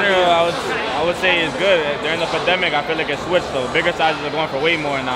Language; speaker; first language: English; native; English